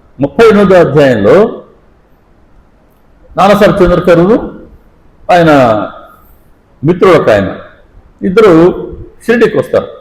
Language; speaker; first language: Telugu; native; Telugu